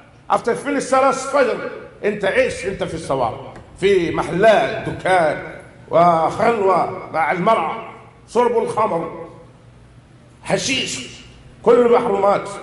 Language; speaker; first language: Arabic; non-native, fluent; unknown